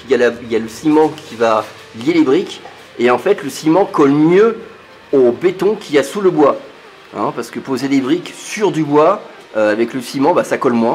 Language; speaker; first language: French; native; French